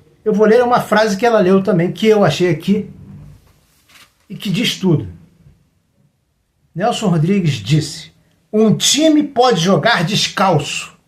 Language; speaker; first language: Portuguese; native; Portuguese